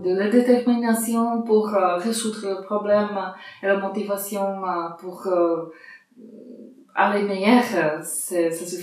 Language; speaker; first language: French; non-native, fluent; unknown